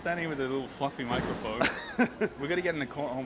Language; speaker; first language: English; native; English